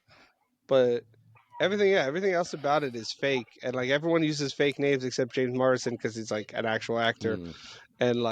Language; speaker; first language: English; native; English